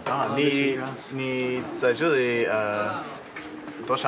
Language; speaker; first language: Chinese; non-native, fluent; English